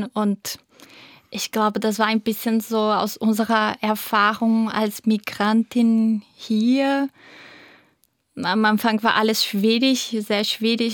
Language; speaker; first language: German; non-native, fluent; Portuguese